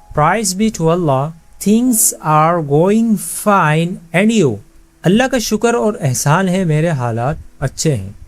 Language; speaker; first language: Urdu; native; Urdu